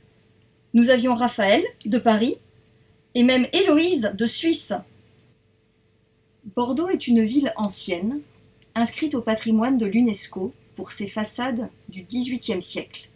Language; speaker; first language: French; native; French